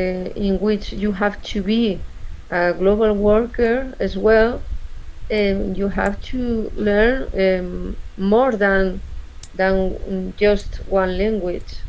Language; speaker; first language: English; non-native, learner; Spanish